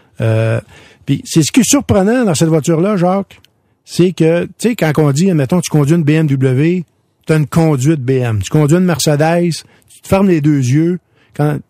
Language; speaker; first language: French; native; French